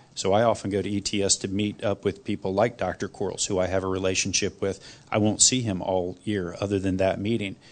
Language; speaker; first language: English; non-native, fluent; Korean